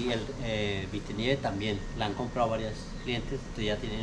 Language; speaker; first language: Spanish; native; Spanish